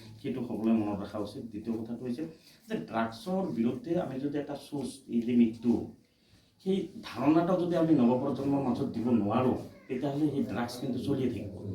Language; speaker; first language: Assamese; native; Assamese